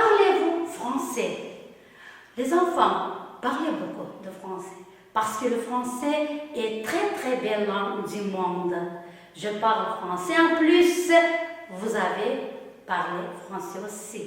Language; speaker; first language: French; non-native, fluent; Uzbek